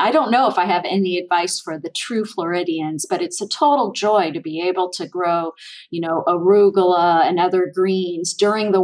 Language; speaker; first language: English; native; English